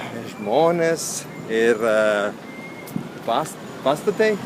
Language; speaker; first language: Lithuanian; non-native, learner; Italian